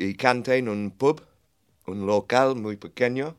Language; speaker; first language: Spanish; non-native, learner; English